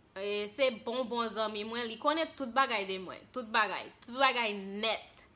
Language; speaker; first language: Haitian Creole; early bilingual, heritage; Haitian Creole